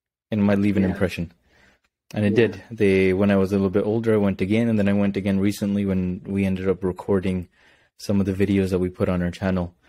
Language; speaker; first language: English; early bilingual, other home language; Punjabi